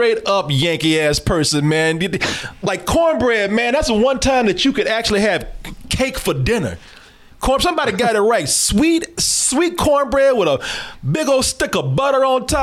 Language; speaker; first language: English; native; English